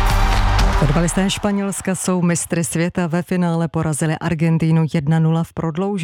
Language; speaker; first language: Czech; native; Czech